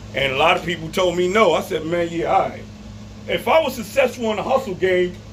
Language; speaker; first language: English; native; English